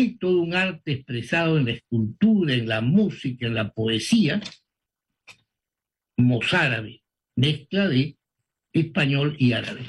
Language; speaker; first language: Spanish; native; Spanish